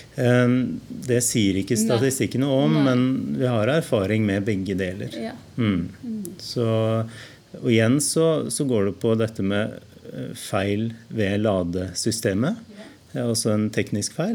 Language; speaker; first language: Norwegian; native; Norwegian